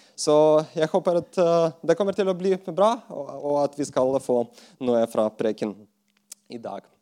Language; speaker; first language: Norwegian; non-native, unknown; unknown